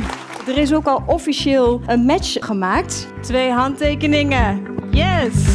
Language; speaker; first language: Dutch; native; Dutch